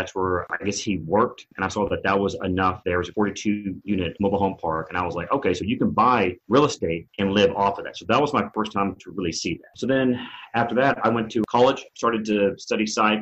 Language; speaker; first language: English; native; English